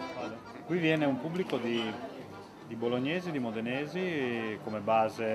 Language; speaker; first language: Italian; native; Italian